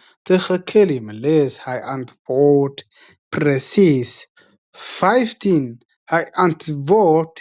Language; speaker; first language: Dutch; non-native, fluent; Tigrinya